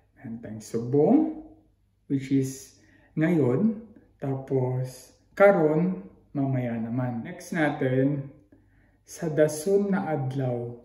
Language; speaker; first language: Filipino; non-native, local second language; Hiligaynon